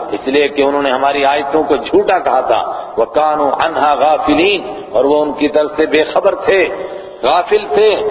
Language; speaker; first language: Urdu; non-native, local second language; Kashmiri